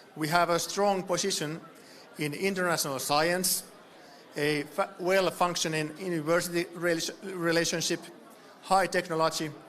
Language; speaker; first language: English; non-native, fluent; Finnish